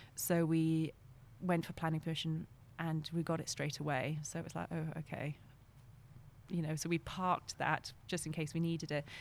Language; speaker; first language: English; non-native, fluent; French